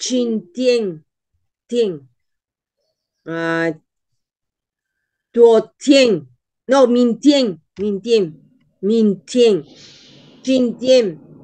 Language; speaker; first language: Chinese; non-native, learner; Spanish